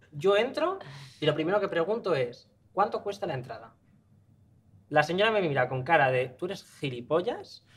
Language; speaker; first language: Spanish; native; Spanish